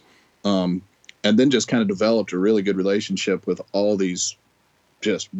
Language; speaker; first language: English; native; English